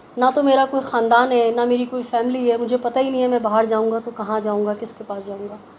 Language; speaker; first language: Urdu; native; Urdu